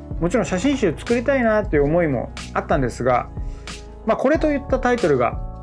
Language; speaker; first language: Japanese; early bilingual, other home language; French